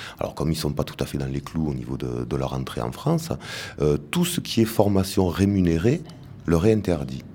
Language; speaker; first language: French; native; French